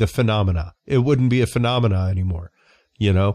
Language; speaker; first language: English; native; English